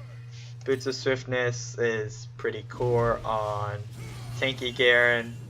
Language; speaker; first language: English; native; English